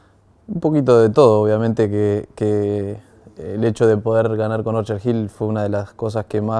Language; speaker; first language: Spanish; native; Spanish